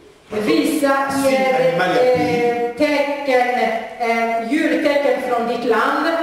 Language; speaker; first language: Swedish; non-native, fluent; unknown